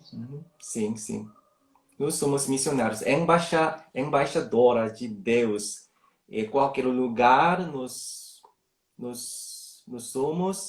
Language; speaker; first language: Portuguese; non-native, learner; Korean